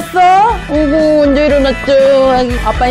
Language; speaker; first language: Korean; native; Korean